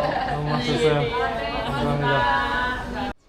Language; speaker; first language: Korean; non-native, learner; Japanese